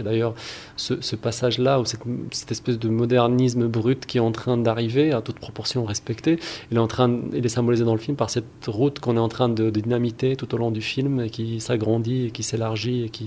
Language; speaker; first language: French; non-native, local second language; Arabic